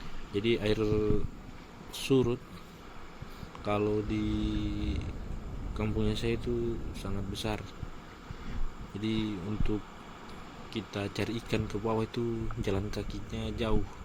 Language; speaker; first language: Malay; non-native, local second language; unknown